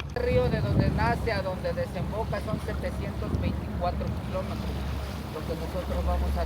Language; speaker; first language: Spanish; native; Spanish